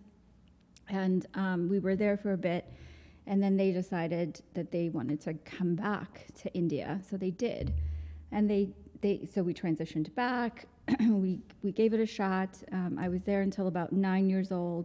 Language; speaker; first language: English; non-native, local second language; Gujarati